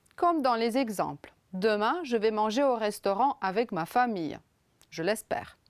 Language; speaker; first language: French; non-native, fluent; Romanian